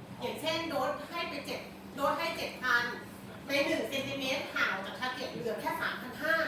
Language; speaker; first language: Thai; native; Thai